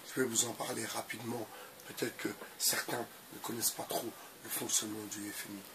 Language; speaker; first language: French; native; French